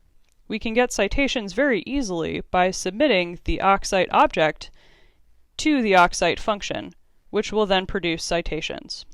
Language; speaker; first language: English; native; English